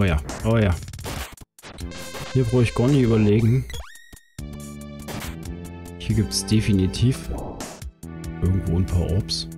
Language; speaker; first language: German; native; German